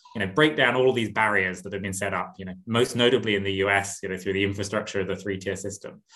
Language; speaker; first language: English; native; English